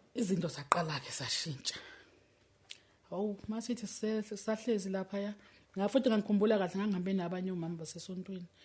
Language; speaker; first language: Zulu; native; Zulu